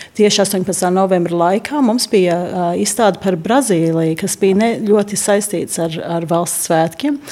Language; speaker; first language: Latvian; early bilingual, heritage; Latvian